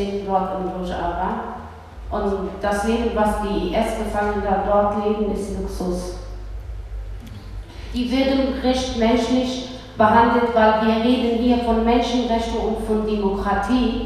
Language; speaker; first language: German; early bilingual, other home language; Kurdish